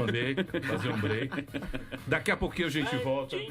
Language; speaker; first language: Portuguese; native; Portuguese